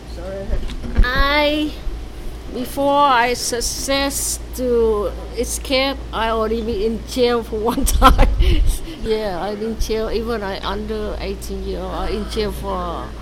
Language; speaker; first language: English; non-native, learner; Vietnamese